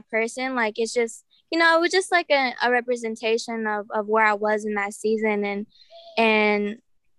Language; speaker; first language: English; native; English